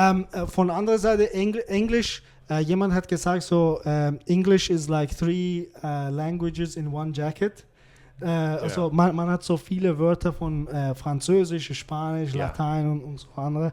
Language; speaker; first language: German; non-native, fluent; Persian